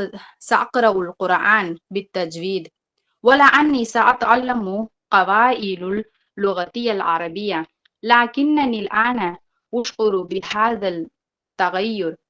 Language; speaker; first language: Arabic; non-native, learner; Tamil